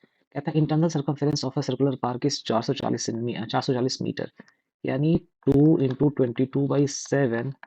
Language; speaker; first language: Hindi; native; Hindi